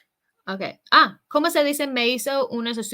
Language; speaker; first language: Spanish; non-native, fluent; English